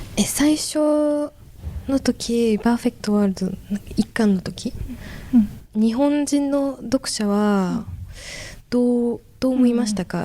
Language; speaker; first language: Japanese; non-native, fluent; French